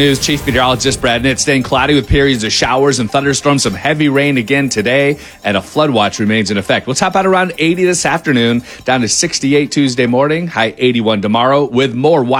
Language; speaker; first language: English; native; English